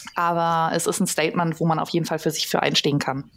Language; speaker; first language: German; native; German